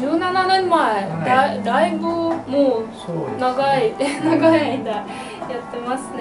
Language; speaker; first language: Japanese; non-native, fluent; Russian